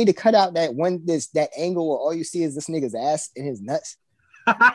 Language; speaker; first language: English; native; English